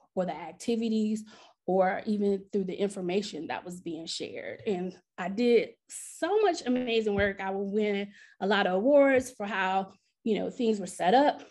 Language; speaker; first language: English; native; English